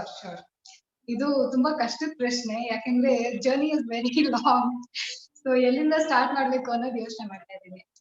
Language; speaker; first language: Kannada; non-native, local second language; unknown